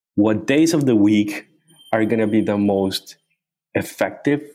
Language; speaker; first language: English; non-native, fluent; Spanish